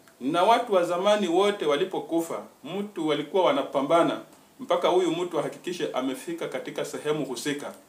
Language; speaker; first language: Swahili; native; Swahili